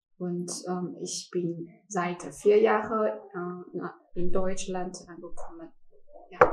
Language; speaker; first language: German; non-native, learner; Chinese